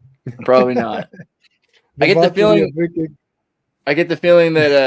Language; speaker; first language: English; native; English